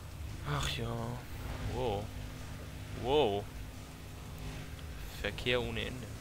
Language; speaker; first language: German; native; German